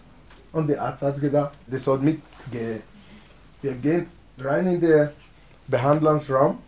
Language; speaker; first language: German; non-native, learner; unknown